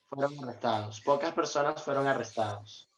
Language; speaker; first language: Spanish; non-native, fluent; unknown